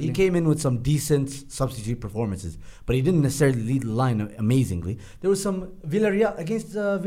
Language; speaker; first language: English; native; English